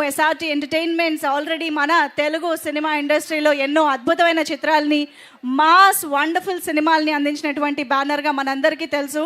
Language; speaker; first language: Telugu; native; Telugu